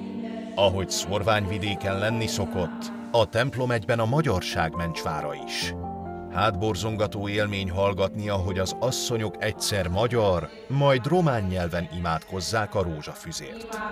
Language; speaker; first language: Hungarian; native; Hungarian